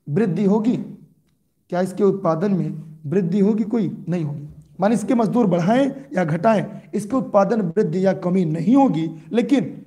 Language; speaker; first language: Hindi; native; Hindi